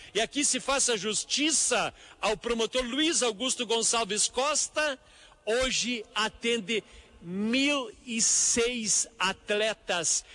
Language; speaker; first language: Portuguese; native; Portuguese